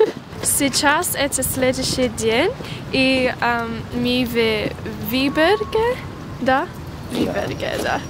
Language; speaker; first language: Russian; non-native, learner; English